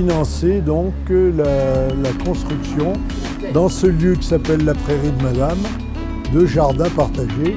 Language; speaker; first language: French; native; French